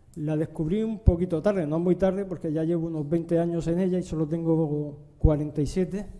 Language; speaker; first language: Spanish; native; Spanish